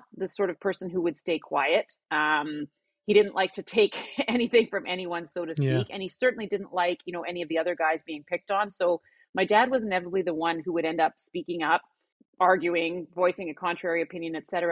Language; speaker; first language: English; native; English